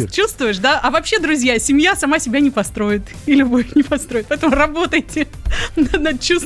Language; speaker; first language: Russian; native; Russian